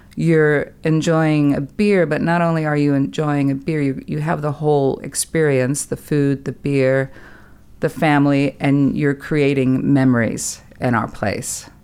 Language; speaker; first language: English; non-native, fluent; German